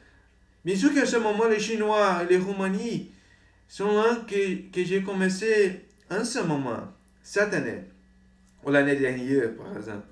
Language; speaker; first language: French; non-native, learner; Portuguese